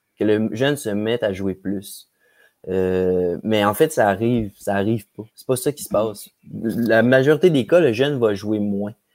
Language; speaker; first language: French; native; French